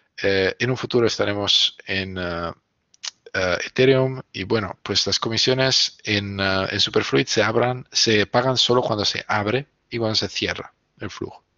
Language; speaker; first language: Spanish; non-native, fluent; Italian